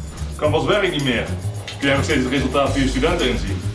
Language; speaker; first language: Dutch; native; Dutch